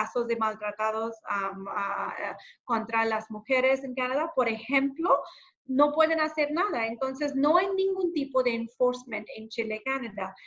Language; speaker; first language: Spanish; non-native, fluent; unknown